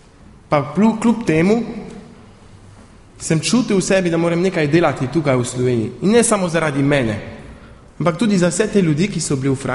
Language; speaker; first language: Slovenian; early bilingual, heritage; Slovenian